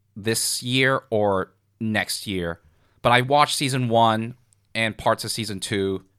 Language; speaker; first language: English; non-native, local second language; Cantonese